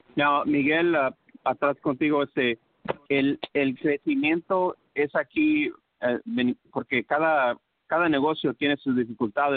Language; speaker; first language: Spanish; early bilingual, heritage; English